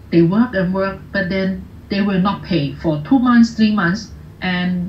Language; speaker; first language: English; non-native, local second language; Cantonese